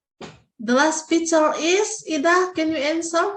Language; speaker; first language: English; non-native, fluent; Indonesian